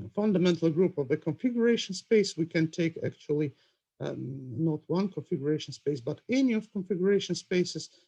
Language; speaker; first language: English; non-native, fluent; Russian